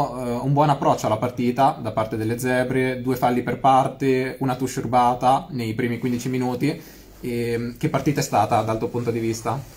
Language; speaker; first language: Italian; native; Italian